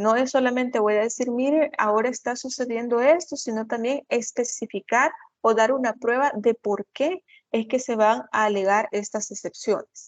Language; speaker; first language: Spanish; native; Spanish